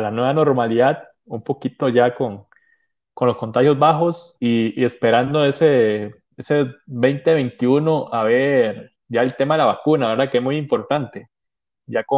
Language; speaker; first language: Spanish; native; Spanish